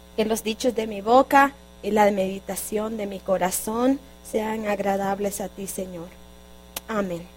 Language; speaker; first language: English; non-native, fluent; Spanish